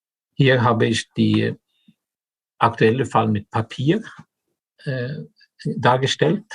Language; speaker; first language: German; non-native, fluent; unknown